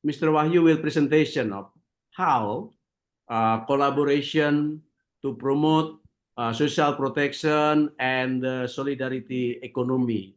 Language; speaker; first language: English; non-native, learner; Indonesian